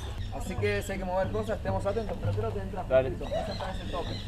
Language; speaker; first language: Spanish; native; Spanish